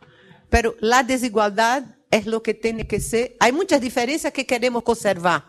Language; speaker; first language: Portuguese; non-native, learner; Spanish